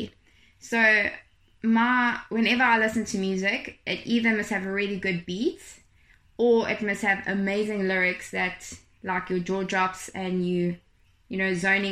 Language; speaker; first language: English; native; English